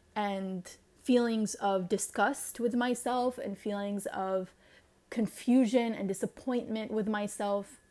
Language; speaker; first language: English; non-native, fluent; Arabic